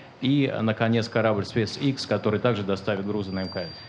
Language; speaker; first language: Russian; native; Russian